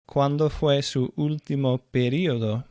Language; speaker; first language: Spanish; non-native, fluent; English